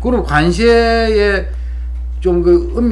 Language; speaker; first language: Korean; native; Korean